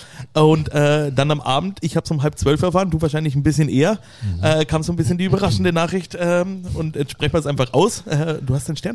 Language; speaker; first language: German; native; German